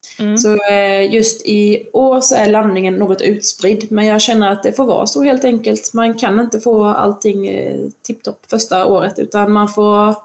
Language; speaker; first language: Swedish; native; Swedish